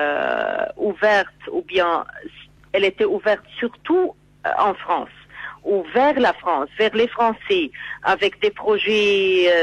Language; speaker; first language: French; non-native, fluent; Arabic